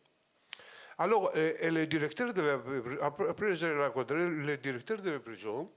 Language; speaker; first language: French; non-native, fluent; Greek